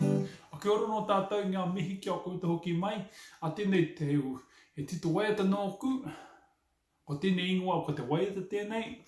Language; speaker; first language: Māori; non-native, local second language; English